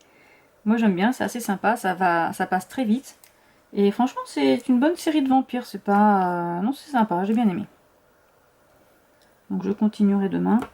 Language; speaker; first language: French; native; French